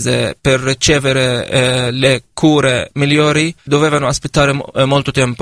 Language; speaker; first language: Italian; non-native, fluent; Arabic